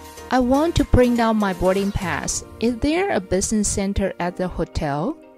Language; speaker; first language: English; non-native, fluent; Chinese